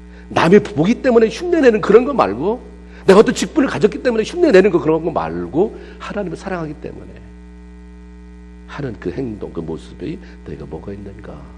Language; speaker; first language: Korean; native; Korean